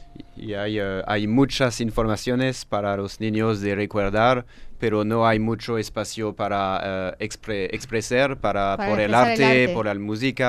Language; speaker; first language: Spanish; non-native, learner; French